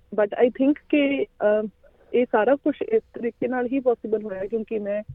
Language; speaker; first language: Punjabi; native; Punjabi